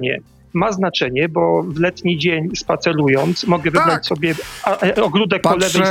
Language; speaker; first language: Polish; native; Polish